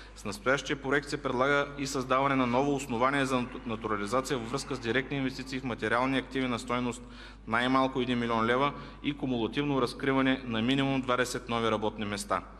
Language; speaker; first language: Bulgarian; non-native, local second language; Turkish